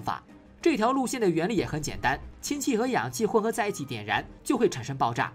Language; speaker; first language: Chinese; native; Chinese